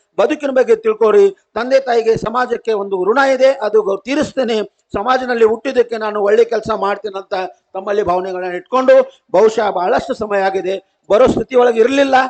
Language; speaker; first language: Kannada; non-native, local second language; Marathi